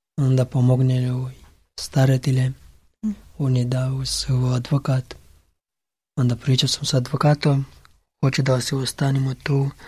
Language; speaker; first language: Serbian; non-native, learner; Pashto